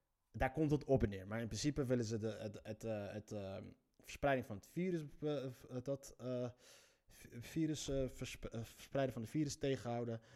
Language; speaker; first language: Dutch; native; Dutch